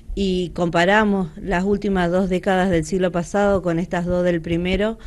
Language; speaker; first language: Spanish; native; Spanish